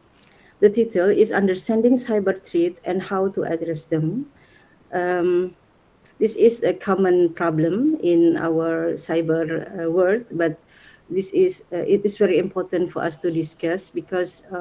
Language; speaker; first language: English; non-native, learner; Indonesian